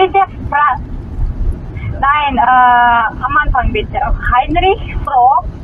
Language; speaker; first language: German; non-native, learner; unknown